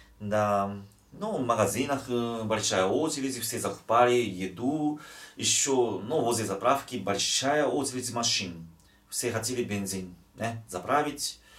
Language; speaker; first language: Russian; non-native, fluent; Japanese